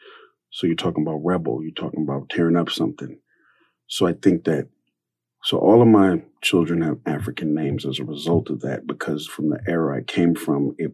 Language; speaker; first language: English; native; English